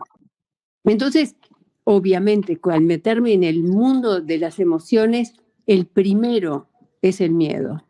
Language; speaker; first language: Spanish; native; Spanish